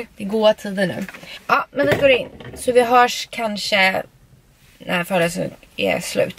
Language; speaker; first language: Swedish; native; Swedish